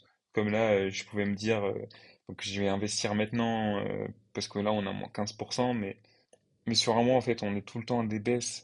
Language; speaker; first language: French; native; French